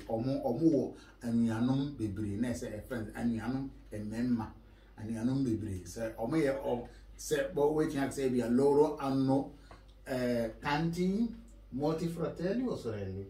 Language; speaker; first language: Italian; non-native, learner; Akan